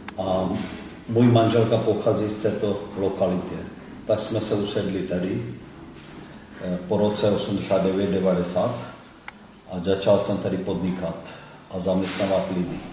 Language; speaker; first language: Czech; non-native, fluent; Hindi